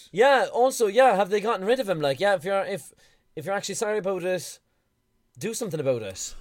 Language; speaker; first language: English; native; English